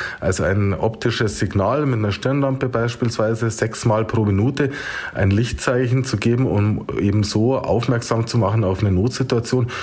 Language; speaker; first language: German; native; German